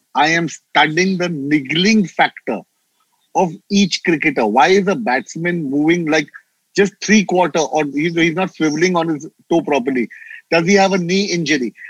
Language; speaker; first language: English; non-native, local second language; Hindi